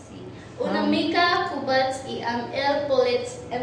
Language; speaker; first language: Catalan; non-native, learner; Cebuano